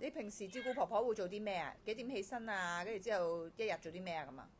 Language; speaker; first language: Cantonese; native; Cantonese